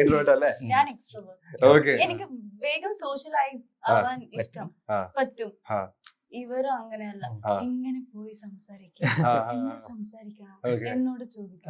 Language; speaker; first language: Malayalam; non-native, learner; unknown